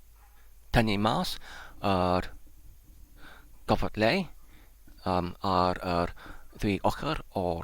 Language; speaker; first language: Welsh; non-native, learner; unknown